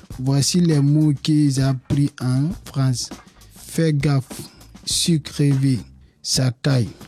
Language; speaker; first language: French; non-native, local second language; Susu